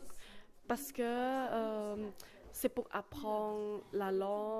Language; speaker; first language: French; non-native, learner; Thai